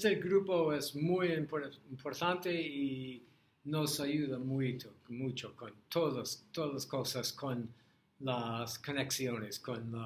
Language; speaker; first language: Spanish; non-native, learner; English